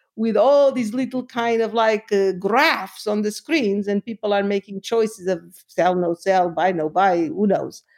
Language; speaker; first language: English; non-native, fluent; Portuguese